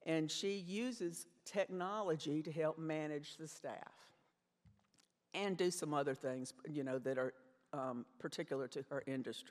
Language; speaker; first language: English; native; English